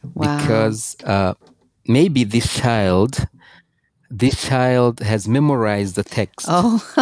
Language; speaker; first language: English; non-native, fluent; Rundi